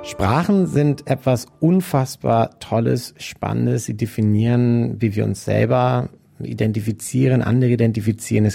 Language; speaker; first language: German; native; German